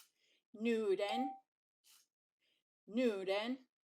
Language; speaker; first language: Chinese; non-native, learner; English